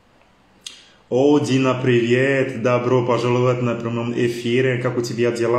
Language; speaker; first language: Russian; non-native, learner; French